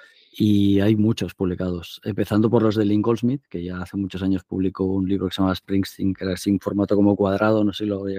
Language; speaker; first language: Spanish; native; Spanish